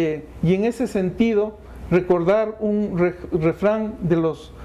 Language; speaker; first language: Spanish; native; Spanish